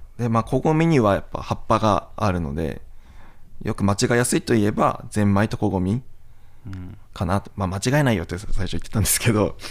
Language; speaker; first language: Japanese; native; Japanese